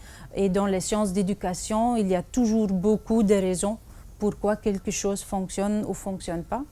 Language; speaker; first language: French; non-native, fluent; Dutch